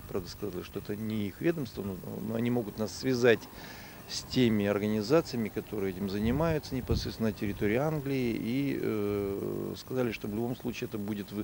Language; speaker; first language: Russian; native; Russian